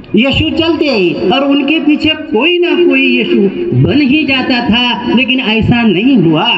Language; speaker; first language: Hindi; non-native, local second language; Marathi